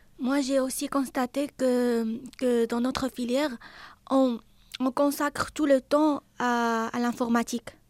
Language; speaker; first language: French; non-native, local second language; Arabic